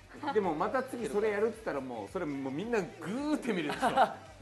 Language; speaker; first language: Japanese; native; Japanese